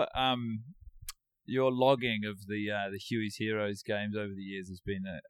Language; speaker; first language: English; native; English